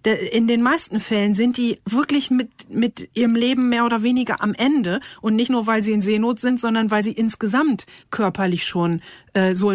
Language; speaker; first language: German; native; German